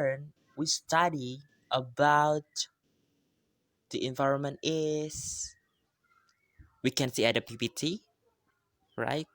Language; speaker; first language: English; non-native, learner; Indonesian